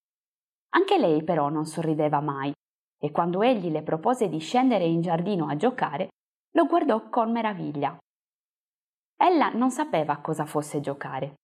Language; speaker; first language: Italian; native; Italian